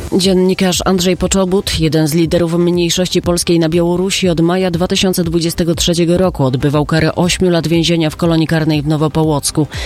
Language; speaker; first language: Polish; native; Polish